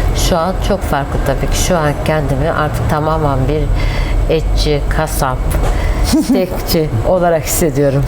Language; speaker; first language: Turkish; non-native, fluent; Kyrgyz